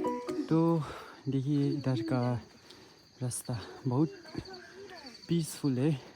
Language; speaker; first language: Hindi; non-native, local second language; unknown